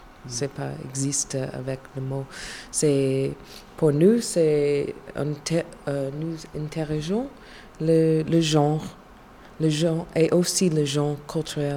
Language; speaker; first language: French; non-native, learner; English